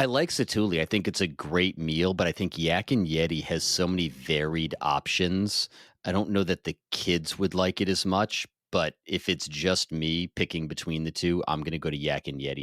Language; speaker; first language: English; native; English